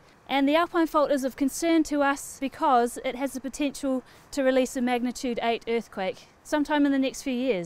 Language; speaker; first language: English; native; English